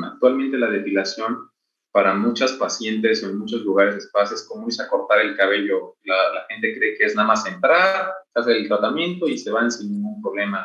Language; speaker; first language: Spanish; native; Spanish